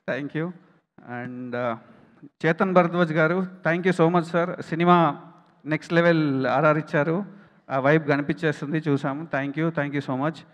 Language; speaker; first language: Telugu; native; Telugu